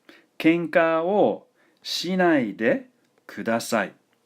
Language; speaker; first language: Japanese; non-native, fluent; English